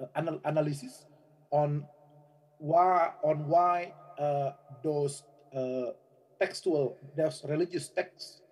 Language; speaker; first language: English; non-native, fluent; Indonesian